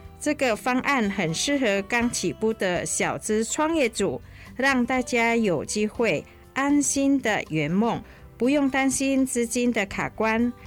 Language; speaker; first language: Chinese; non-native, fluent; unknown